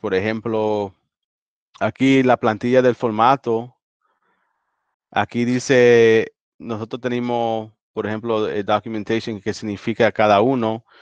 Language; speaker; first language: Spanish; early bilingual, heritage; Spanish